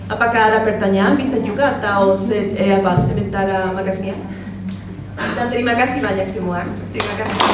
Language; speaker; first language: Indonesian; non-native, fluent; Spanish